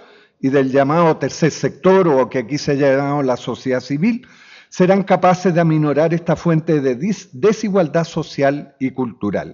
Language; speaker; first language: Spanish; native; Spanish